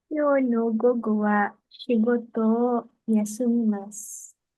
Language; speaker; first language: Japanese; non-native, learner; Filipino